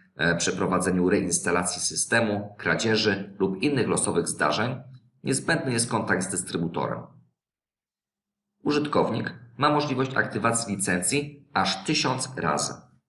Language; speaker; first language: Polish; native; Polish